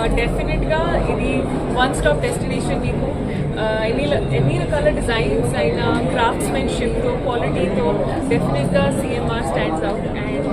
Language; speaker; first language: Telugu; non-native, learner; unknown